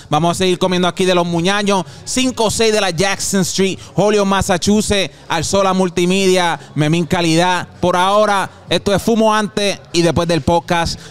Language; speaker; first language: Spanish; early bilingual, heritage; Spanish